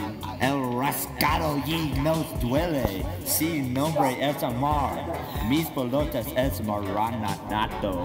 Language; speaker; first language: Spanish; non-native, learner; English